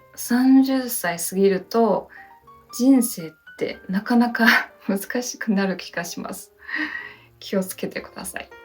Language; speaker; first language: Japanese; non-native, learner; Chinese